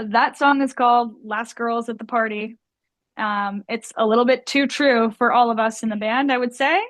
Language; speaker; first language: English; native; English